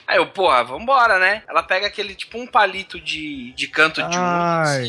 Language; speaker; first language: Portuguese; native; Portuguese